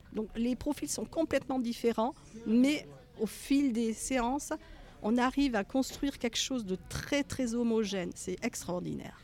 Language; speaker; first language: French; native; French